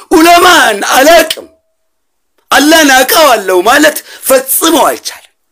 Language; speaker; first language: Amharic; non-native, local second language; Oromo